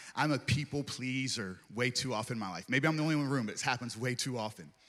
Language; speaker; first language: English; native; English